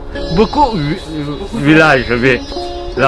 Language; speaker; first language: French; non-native, learner; Pashto